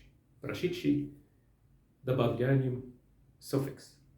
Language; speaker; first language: Russian; non-native, learner; Arabic